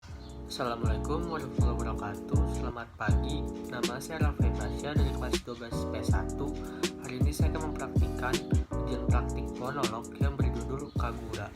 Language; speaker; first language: Indonesian; native; Indonesian